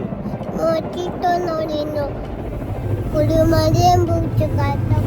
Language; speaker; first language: Japanese; early bilingual, other home language; Filipino